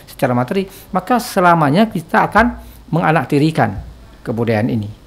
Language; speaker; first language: Indonesian; non-native, local second language; Achinese